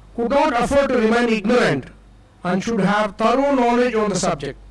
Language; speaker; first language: English; non-native, local second language; Tamil